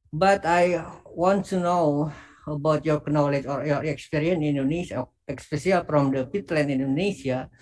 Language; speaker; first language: English; non-native, learner; Indonesian